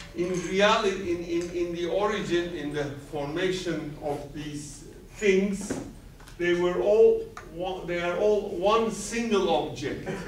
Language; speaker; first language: English; non-native, fluent; Turkish